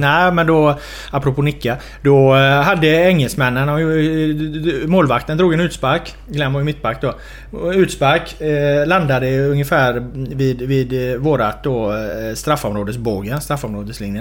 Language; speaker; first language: Swedish; native; Swedish